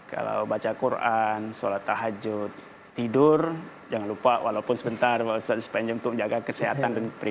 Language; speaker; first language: Indonesian; native; Indonesian